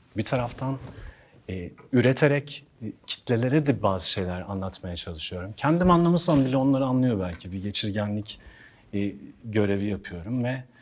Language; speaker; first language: Turkish; native; Turkish